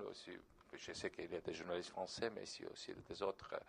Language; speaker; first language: French; non-native, learner; Georgian